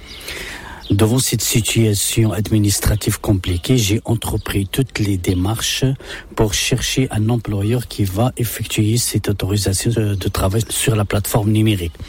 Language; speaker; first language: French; non-native, local second language; Arabic